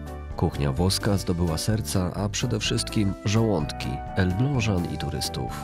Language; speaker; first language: Polish; native; Polish